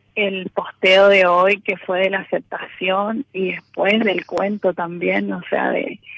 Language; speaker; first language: Spanish; native; Spanish